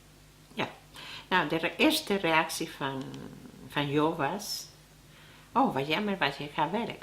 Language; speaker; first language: Dutch; non-native, learner; Spanish